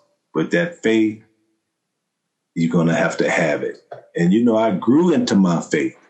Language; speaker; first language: English; native; English